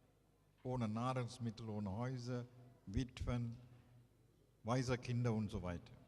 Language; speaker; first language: German; non-native, fluent; Tamil